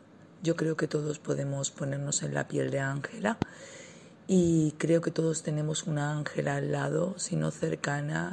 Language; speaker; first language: Spanish; native; Spanish